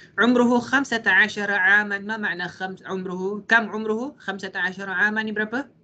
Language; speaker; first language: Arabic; non-native, fluent; Malay